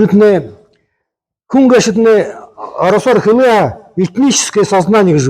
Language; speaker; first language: Mongolian; non-native, learner; Buriat